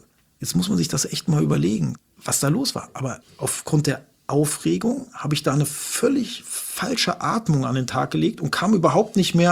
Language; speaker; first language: German; native; German